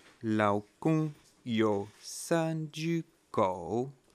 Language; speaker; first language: Chinese; non-native, learner; French